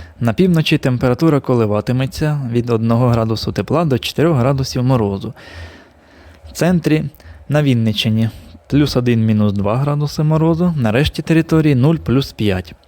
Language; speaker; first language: Ukrainian; native; Ukrainian